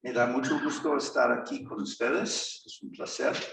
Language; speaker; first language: Spanish; non-native, fluent; English